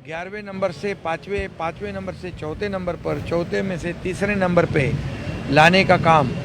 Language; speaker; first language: Hindi; non-native, local second language; Marathi